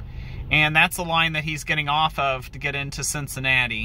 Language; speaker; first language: English; native; English